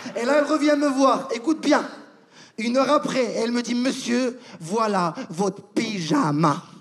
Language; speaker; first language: French; non-native, local second language; Arabic